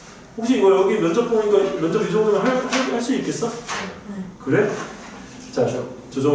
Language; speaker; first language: Korean; native; Korean